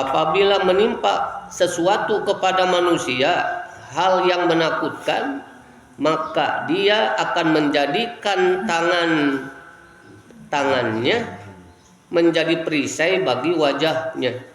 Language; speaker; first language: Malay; non-native, local second language; Sundanese